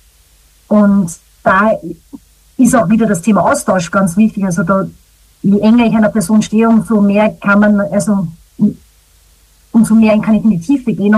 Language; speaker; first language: German; native; German